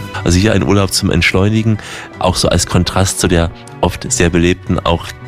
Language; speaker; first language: German; native; German